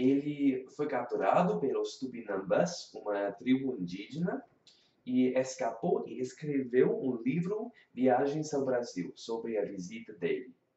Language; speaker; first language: Portuguese; non-native, learner; English